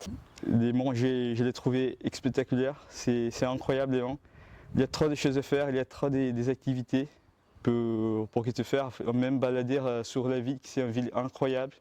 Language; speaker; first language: French; non-native, learner; Portuguese